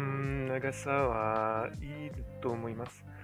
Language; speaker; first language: Japanese; non-native, learner; French